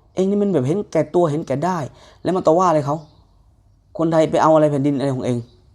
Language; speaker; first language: Thai; native; Thai